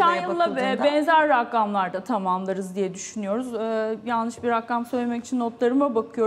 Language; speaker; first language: Turkish; native; Turkish